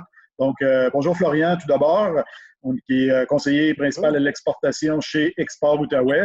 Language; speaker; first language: French; native; French